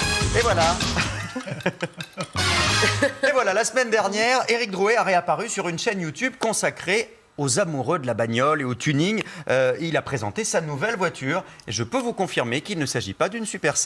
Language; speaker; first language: French; native; French